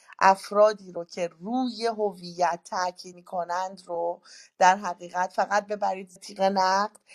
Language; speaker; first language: Persian; native; Persian